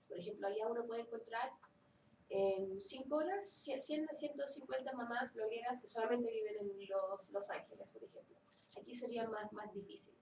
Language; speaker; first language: Spanish; early bilingual, heritage; Spanish